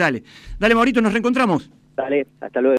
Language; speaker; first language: Spanish; native; Spanish